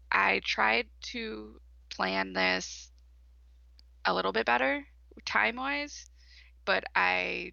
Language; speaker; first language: English; native; English